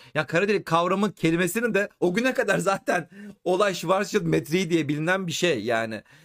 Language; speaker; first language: Turkish; native; Turkish